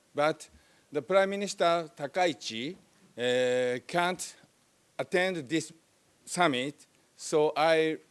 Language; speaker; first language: English; non-native, fluent; Japanese